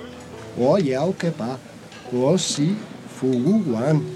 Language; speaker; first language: Chinese; non-native, learner; Spanish